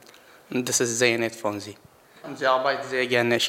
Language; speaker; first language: German; non-native, learner; Arabic